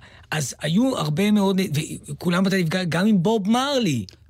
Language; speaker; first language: Hebrew; native; Hebrew